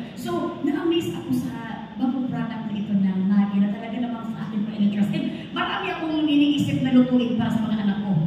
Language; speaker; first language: Filipino; non-native, local second language; Cebuano